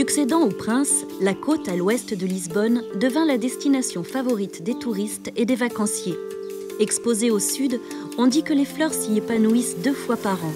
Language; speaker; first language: French; native; French